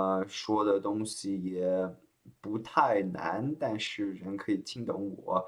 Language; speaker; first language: Chinese; early bilingual, heritage; Chinese